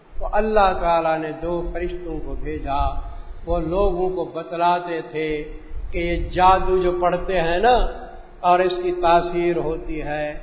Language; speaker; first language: Urdu; non-native, local second language; Punjabi